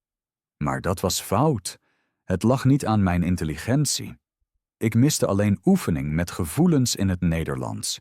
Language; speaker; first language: Dutch; non-native, fluent; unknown